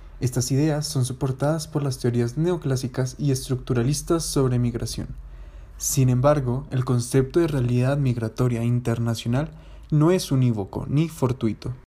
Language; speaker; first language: Spanish; native; Spanish